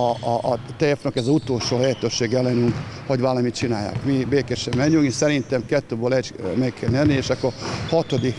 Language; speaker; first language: Hungarian; non-native, learner; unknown